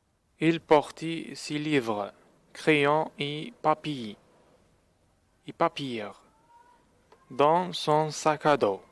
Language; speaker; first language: French; non-native, fluent; Arabic